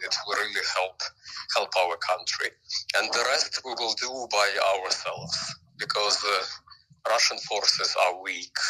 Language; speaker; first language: English; non-native, fluent; Ukrainian